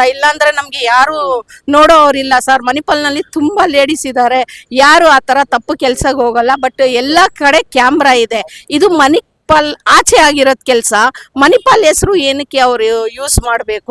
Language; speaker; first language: Kannada; non-native, local second language; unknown